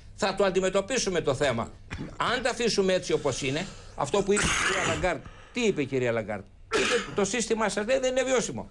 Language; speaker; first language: Greek; native; Greek